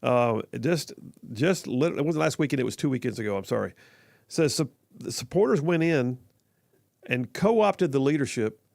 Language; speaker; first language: English; native; English